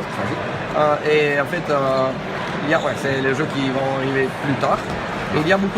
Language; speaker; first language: French; non-native, learner; Russian